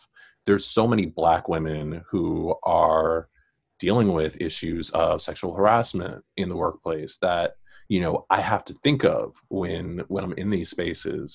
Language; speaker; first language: English; native; English